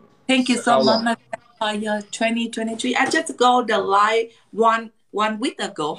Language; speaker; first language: English; non-native, learner; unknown